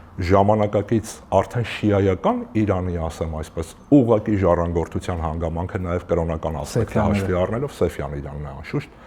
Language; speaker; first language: Armenian; native; Armenian